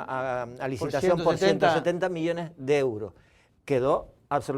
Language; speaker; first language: Spanish; native; Spanish